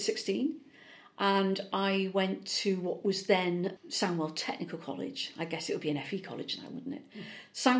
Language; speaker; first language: English; native; English